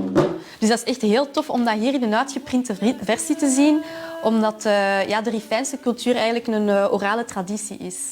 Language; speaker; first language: Dutch; non-native, local second language; French